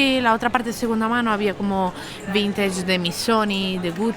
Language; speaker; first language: Spanish; non-native, local second language; Catalan